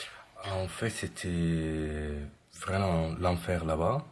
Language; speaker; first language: French; non-native, fluent; Arabic